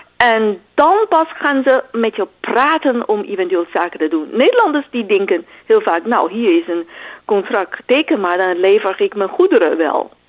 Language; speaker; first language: Dutch; non-native, fluent; Chinese